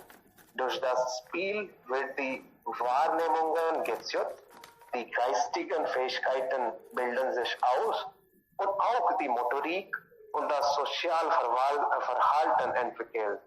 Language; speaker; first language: German; non-native, learner; Hindi